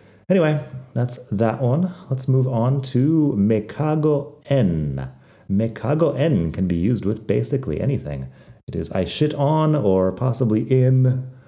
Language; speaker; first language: English; native; English